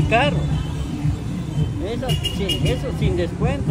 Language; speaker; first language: Spanish; native; Spanish